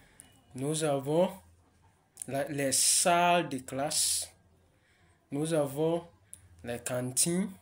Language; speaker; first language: French; non-native, learner; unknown